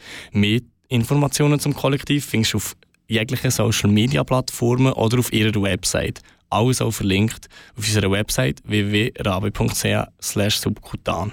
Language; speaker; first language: German; native; German